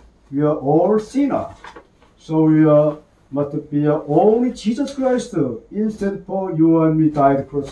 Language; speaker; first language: English; non-native, learner; Korean